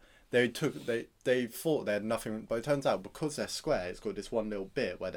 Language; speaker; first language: English; native; English